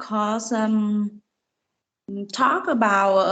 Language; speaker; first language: English; non-native, learner; Vietnamese